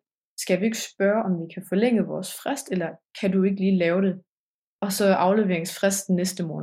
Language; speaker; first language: Danish; early bilingual, heritage; Danish